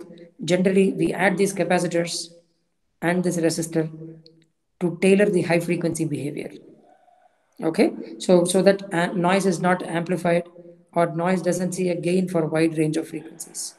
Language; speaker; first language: English; non-native, local second language; Tamil